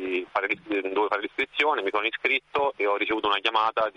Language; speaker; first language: Italian; native; Italian